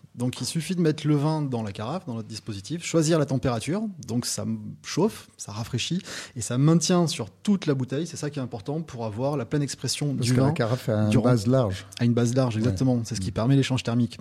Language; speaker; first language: French; native; French